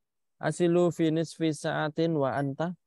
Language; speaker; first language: Arabic; non-native, fluent; Indonesian